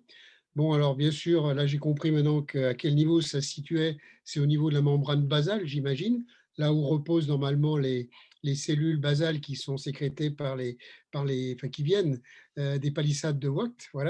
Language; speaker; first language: French; native; French